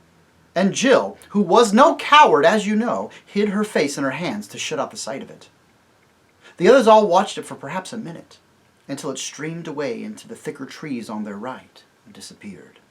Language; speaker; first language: English; native; English